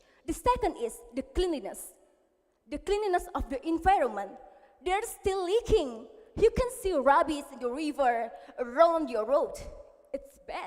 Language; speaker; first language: English; non-native, learner; Indonesian